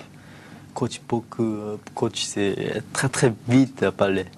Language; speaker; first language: French; non-native, learner; Japanese